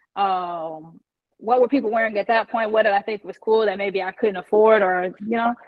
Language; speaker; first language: English; native; English